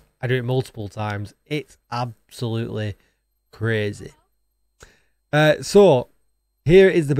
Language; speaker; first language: English; native; English